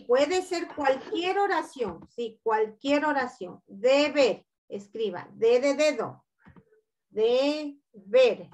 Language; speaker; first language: Spanish; native; Spanish